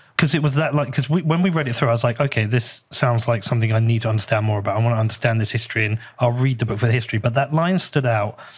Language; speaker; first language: English; native; English